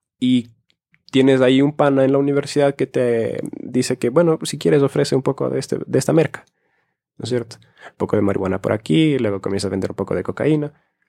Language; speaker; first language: Spanish; early bilingual, heritage; Spanish